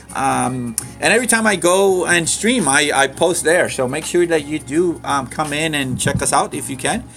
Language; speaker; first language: English; non-native, fluent; Spanish